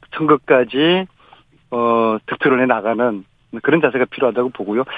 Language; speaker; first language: Korean; native; Korean